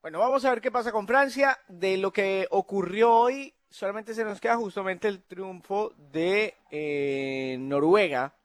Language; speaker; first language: Spanish; native; Spanish